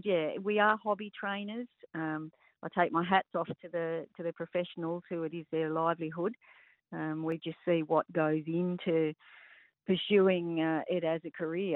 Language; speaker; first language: English; native; English